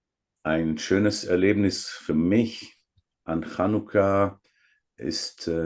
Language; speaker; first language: German; non-native, fluent; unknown